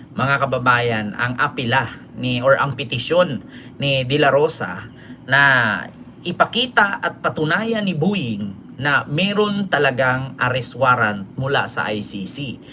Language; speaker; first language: Filipino; non-native, local second language; Cebuano